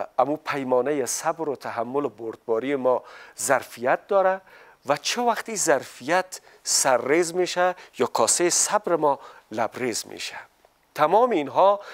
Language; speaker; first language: Persian; native; Persian